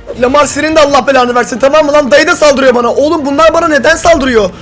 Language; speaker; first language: Turkish; native; Turkish